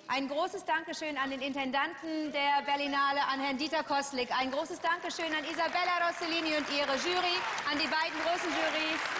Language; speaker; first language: German; native; German